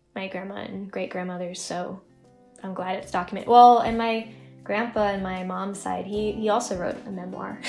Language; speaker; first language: English; native; English